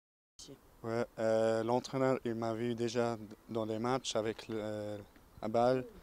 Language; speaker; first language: French; non-native, local second language; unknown